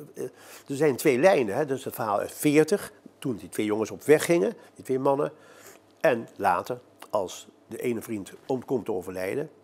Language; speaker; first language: Dutch; native; Dutch